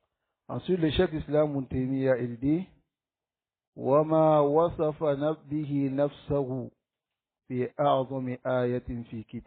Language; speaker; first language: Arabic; non-native, fluent; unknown